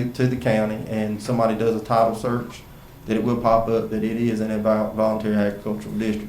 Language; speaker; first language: English; native; English